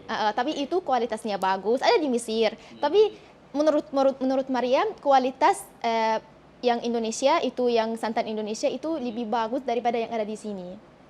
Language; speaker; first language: Indonesian; non-native, fluent; Arabic